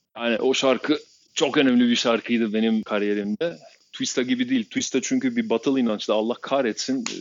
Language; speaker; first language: Turkish; non-native, fluent; Albanian